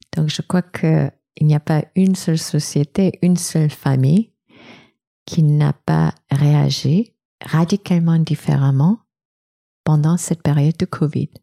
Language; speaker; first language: French; non-native, fluent; Korean